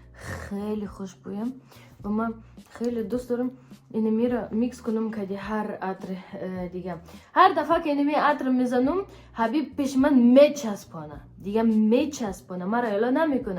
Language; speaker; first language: Persian; early bilingual, heritage; Persian